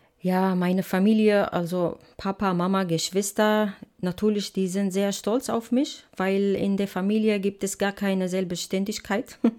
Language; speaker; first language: German; non-native, fluent; Arabic